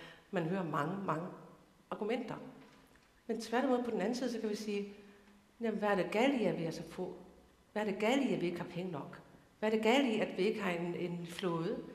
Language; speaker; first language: Danish; non-native, local second language; Kalaallisut